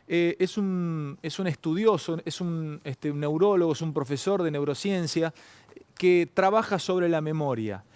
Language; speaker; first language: Spanish; native; Spanish